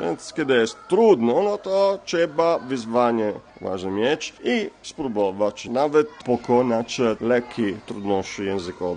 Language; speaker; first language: Polish; non-native, fluent; Italian